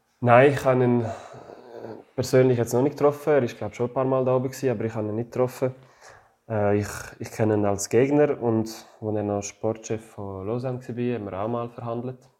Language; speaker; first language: German; non-native, fluent; French